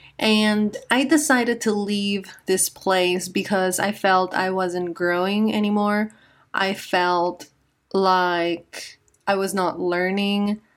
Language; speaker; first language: English; non-native, fluent; Spanish